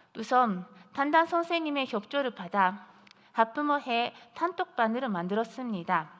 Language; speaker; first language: Korean; non-native, fluent; Japanese